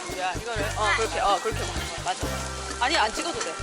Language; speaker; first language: Korean; native; Korean